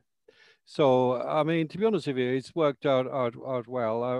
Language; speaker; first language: English; native; English